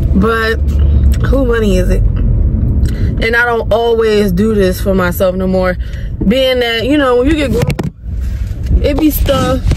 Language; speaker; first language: English; native; English